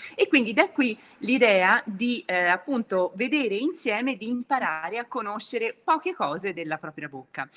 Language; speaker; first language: Italian; native; Italian